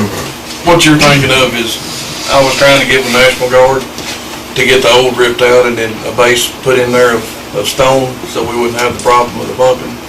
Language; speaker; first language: English; native; English